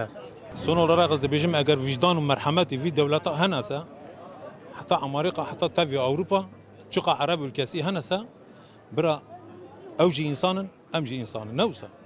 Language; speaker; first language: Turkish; non-native, local second language; Kurdish